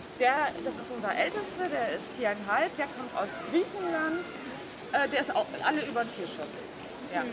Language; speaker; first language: German; native; German